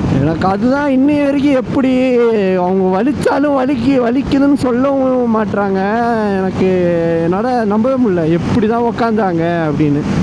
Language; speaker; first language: Tamil; non-native, local second language; Malayalam